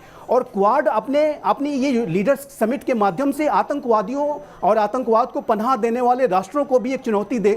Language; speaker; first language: Hindi; native; Hindi